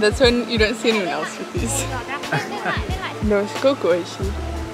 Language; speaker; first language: English; native; English